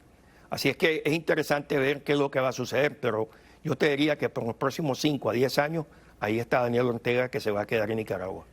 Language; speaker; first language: Spanish; native; Spanish